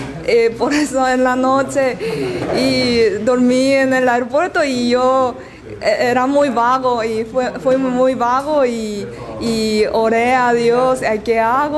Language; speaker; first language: Spanish; non-native, learner; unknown